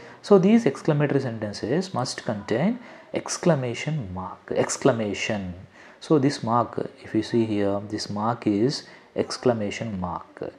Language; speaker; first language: English; non-native, local second language; Telugu